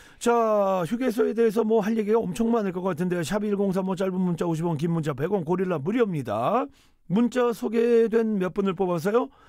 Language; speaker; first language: Korean; native; Korean